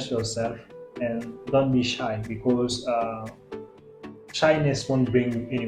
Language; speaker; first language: English; non-native, fluent; French